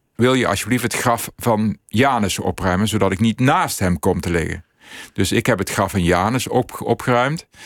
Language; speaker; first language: Dutch; native; Dutch